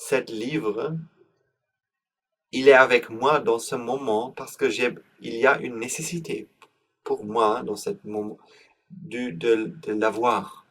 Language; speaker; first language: French; non-native, learner; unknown